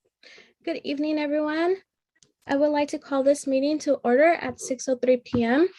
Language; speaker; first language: English; native; English